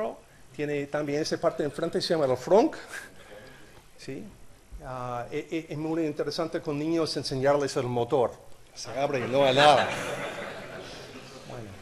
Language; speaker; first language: Spanish; non-native, learner; English